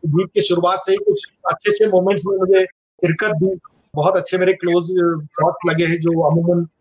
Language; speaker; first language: Hindi; non-native, local second language; Marathi